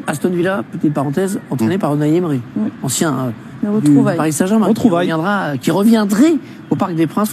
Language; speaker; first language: French; native; French